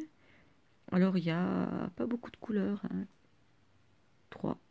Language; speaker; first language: French; native; French